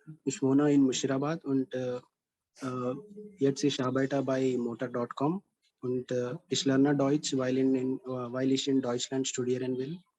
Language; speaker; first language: German; non-native, learner; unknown